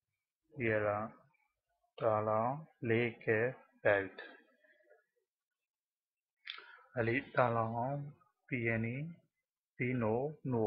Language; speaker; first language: Finnish; non-native, learner; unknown